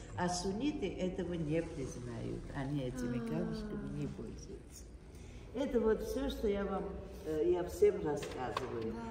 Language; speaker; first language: Russian; non-native, fluent; Armenian